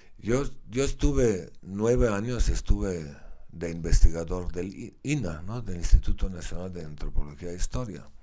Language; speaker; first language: Spanish; non-native, fluent; Slovenian